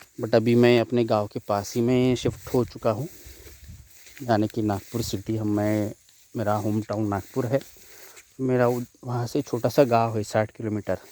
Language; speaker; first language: Hindi; non-native, local second language; Marathi